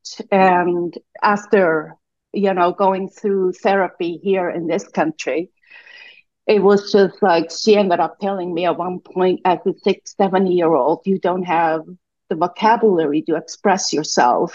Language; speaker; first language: English; non-native, fluent; Swiss German